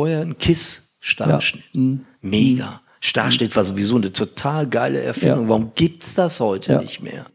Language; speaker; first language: German; native; German